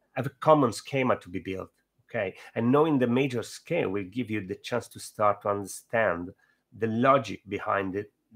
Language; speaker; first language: English; non-native, fluent; Italian